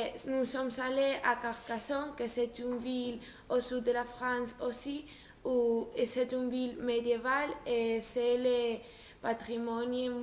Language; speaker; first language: French; non-native, learner; Spanish